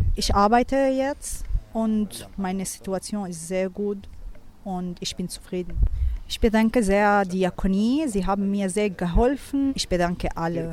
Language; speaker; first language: German; non-native, learner; Arabic